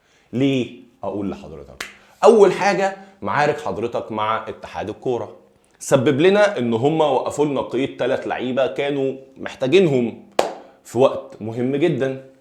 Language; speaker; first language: Arabic; native; Arabic